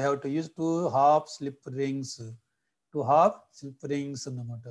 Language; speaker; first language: English; non-native, local second language; Telugu